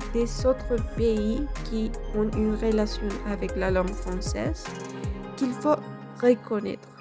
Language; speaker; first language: French; non-native, fluent; Spanish